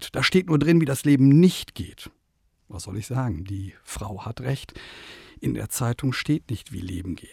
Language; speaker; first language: German; native; German